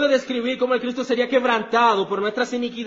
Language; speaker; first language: Spanish; native; Spanish